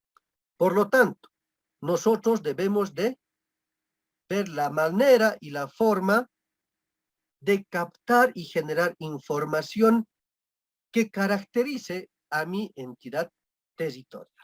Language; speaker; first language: Spanish; native; Spanish